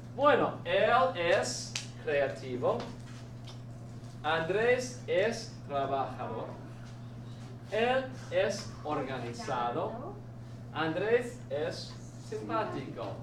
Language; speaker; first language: Spanish; non-native, fluent; English